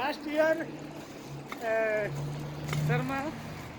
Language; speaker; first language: English; non-native, learner; Hindi